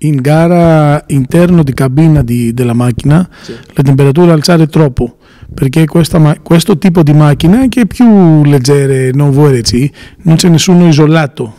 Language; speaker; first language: Italian; non-native, learner; Greek